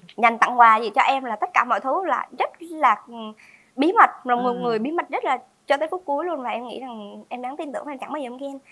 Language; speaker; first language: Vietnamese; native; Vietnamese